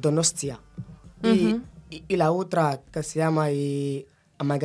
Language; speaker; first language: Spanish; non-native, fluent; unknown